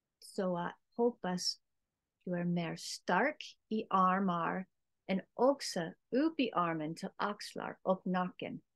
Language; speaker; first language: Swedish; non-native, learner; English